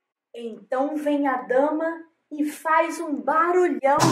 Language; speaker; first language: Portuguese; native; Portuguese